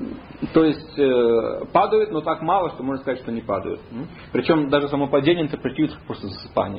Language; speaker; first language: Russian; native; Russian